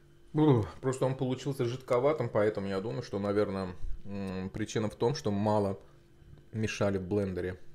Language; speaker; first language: Russian; non-native, local second language; Azerbaijani